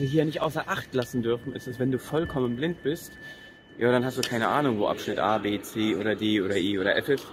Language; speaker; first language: German; native; German